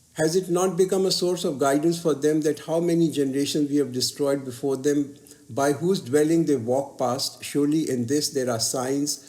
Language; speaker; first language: English; non-native, local second language; Urdu